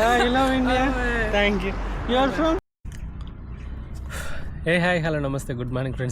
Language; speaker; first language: English; non-native, local second language; Telugu